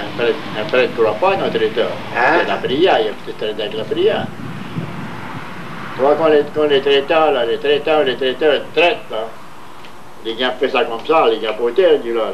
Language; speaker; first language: French; native; French